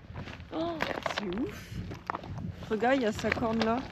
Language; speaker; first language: French; native; French